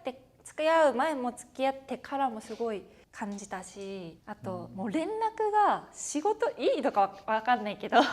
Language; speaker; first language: Japanese; native; Japanese